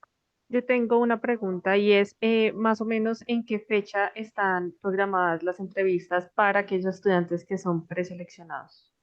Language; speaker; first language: Spanish; native; Spanish